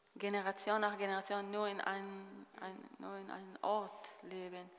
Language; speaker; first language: German; non-native, fluent; Hebrew